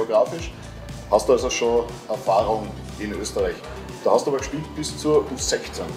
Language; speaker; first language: German; native; German